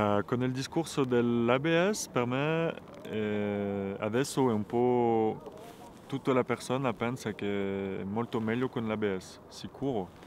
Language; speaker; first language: Italian; non-native, fluent; French